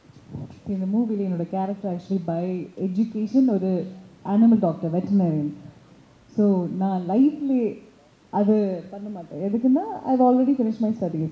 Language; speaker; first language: Tamil; early bilingual, heritage; Tamil